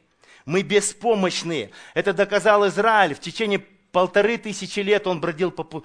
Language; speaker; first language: Russian; native; Russian